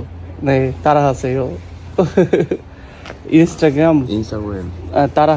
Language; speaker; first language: Korean; non-native, learner; Bangla